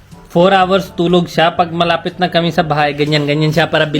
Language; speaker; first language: Filipino; non-native, fluent; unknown